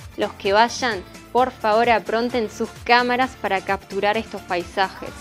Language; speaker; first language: Spanish; non-native, fluent; Russian